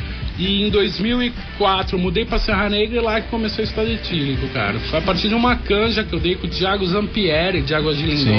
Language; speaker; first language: Portuguese; native; Portuguese